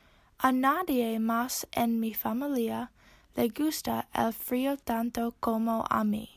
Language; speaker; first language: Spanish; non-native, learner; English